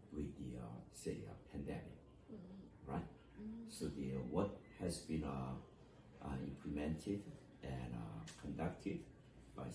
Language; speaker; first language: English; non-native, fluent; Korean